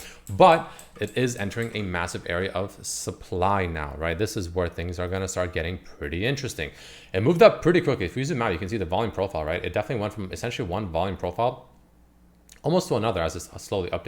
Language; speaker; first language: English; native; English